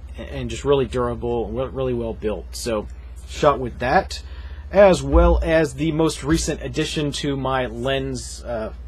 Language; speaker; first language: English; native; English